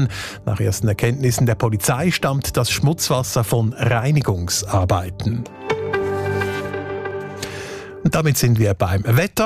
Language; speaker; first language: German; native; German